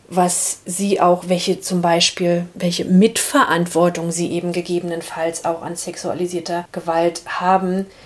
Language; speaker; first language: German; native; German